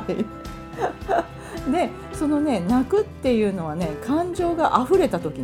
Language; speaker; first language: Japanese; native; Japanese